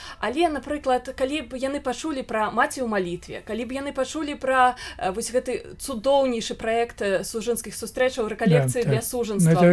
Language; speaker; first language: Belarusian; native; Belarusian